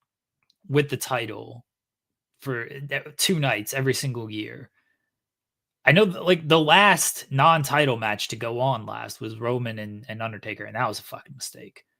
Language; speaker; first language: English; native; English